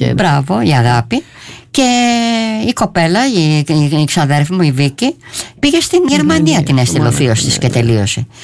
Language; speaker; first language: Greek; early bilingual, heritage; Greek